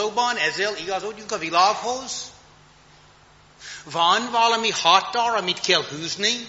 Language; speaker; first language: Hungarian; non-native, fluent; English